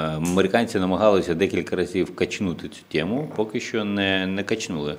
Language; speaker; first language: Ukrainian; non-native, local second language; Russian